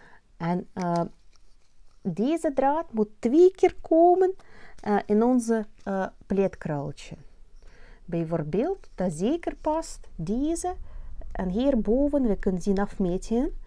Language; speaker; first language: Dutch; non-native, learner; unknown